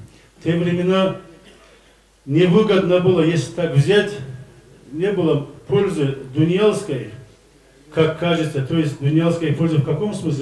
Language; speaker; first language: Russian; non-native, local second language; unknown